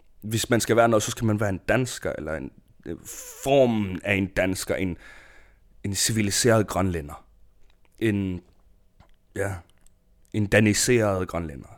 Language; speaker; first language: Danish; non-native, local second language; Kalaallisut